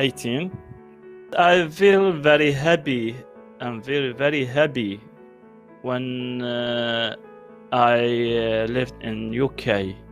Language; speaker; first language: English; non-native, learner; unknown